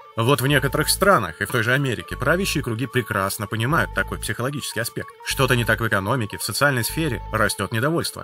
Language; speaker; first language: Russian; native; Russian